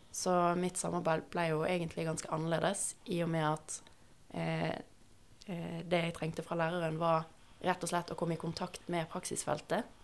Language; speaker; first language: Norwegian; native; Norwegian